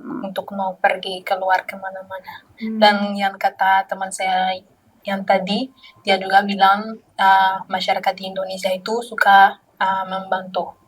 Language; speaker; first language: Indonesian; non-native, learner; Malagasy